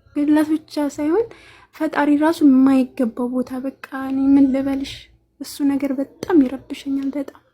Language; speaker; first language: Amharic; native; Amharic